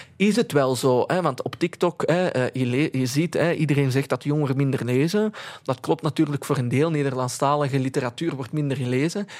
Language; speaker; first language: Dutch; early bilingual, other home language; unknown